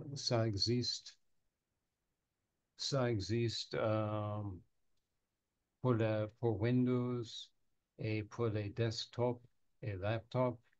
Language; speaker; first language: French; non-native, learner; English